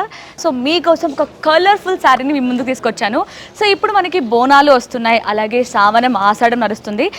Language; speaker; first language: Telugu; native; Telugu